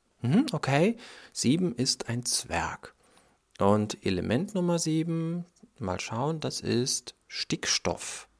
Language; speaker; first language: German; native; German